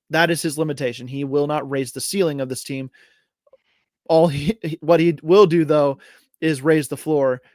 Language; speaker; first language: English; native; English